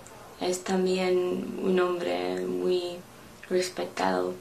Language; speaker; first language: Spanish; non-native, learner; English